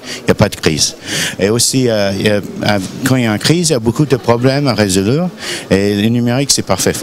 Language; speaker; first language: French; non-native, learner; English